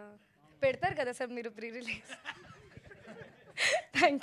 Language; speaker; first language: Telugu; non-native, fluent; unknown